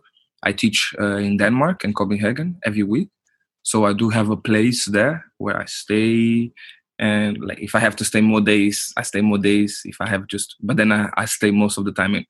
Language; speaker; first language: English; non-native, fluent; Portuguese